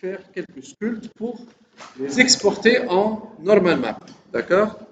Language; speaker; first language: French; non-native, local second language; Arabic